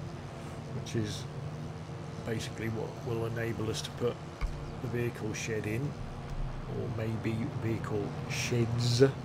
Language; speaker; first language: English; native; English